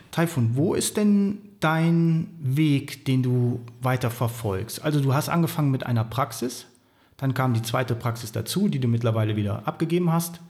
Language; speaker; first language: German; native; German